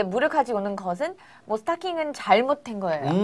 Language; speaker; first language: Korean; non-native, fluent; English